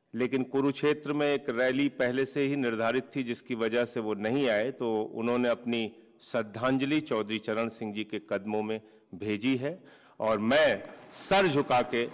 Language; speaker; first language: Hindi; native; Hindi